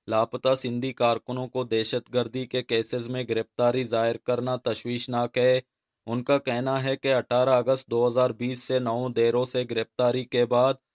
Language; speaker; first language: Urdu; non-native, local second language; Baluchi